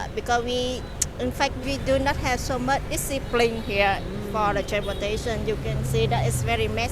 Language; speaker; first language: English; non-native, local second language; Vietnamese